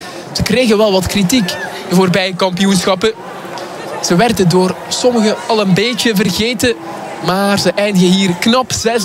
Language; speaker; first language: Dutch; native; Dutch